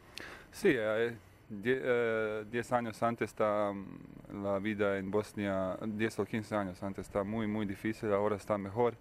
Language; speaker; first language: Spanish; non-native, learner; Bosnian